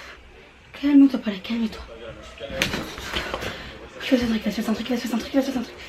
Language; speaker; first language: French; native; French